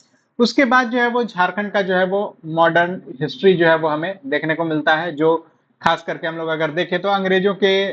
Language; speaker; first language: Hindi; native; Hindi